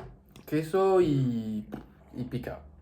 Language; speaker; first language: Spanish; non-native, learner; French